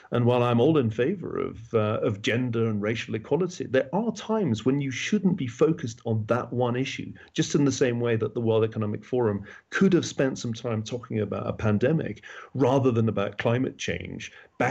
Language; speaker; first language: English; native; English